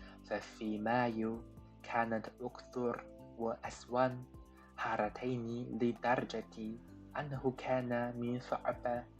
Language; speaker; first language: Arabic; non-native, fluent; Chinese